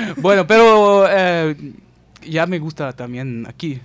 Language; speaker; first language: Spanish; non-native, learner; German